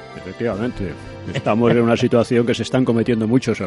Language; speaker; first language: Spanish; native; Spanish